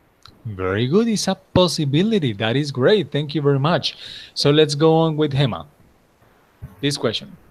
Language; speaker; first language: English; non-native, fluent; Spanish